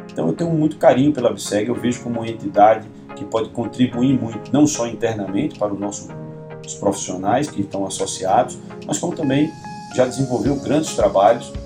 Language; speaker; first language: Portuguese; native; Portuguese